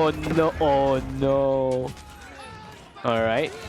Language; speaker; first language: English; native; English